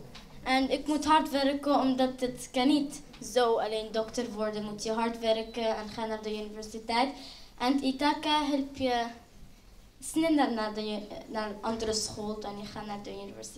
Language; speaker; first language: Dutch; non-native, learner; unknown